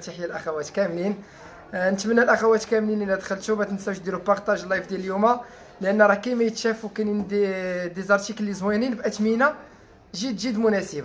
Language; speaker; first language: Arabic; native; Arabic